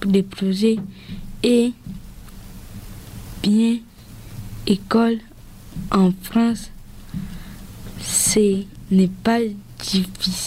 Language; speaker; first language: French; non-native, learner; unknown